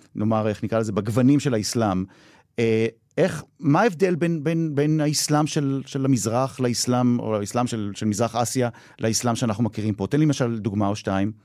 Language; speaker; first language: Hebrew; native; Hebrew